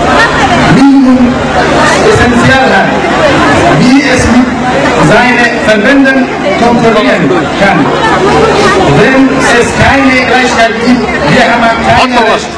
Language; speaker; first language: German; non-native, learner; Somali